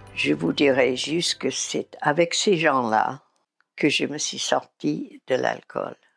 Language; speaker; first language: French; non-native, fluent; English